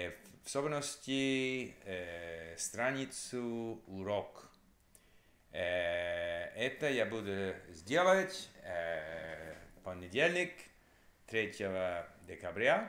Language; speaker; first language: Russian; non-native, learner; English